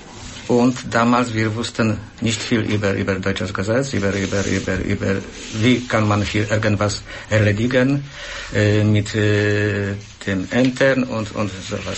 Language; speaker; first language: German; non-native, learner; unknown